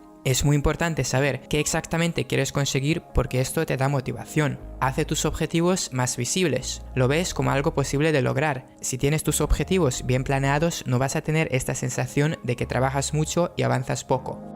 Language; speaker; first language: Spanish; non-native, fluent; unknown